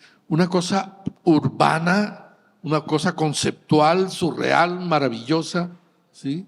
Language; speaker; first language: Spanish; native; Spanish